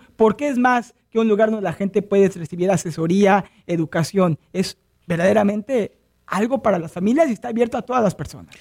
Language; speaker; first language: Spanish; native; Spanish